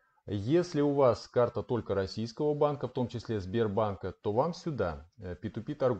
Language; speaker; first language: Russian; native; Russian